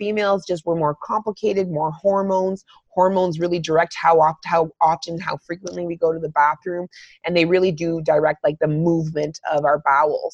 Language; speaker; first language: English; native; English